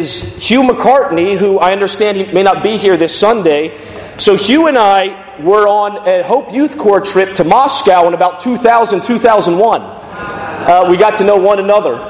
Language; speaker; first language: English; native; English